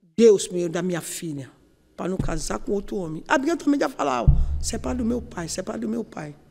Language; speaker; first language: Portuguese; non-native, learner; Yoruba